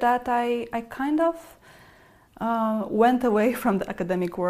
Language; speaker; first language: English; non-native, fluent; Romanian